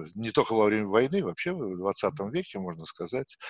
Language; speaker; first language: Russian; native; Russian